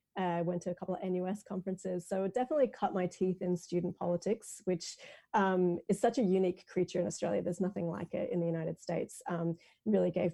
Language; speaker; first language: English; native; English